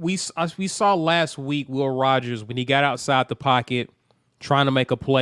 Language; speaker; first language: English; native; English